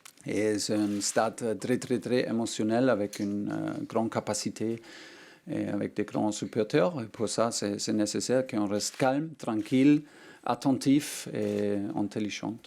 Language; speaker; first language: French; non-native, learner; German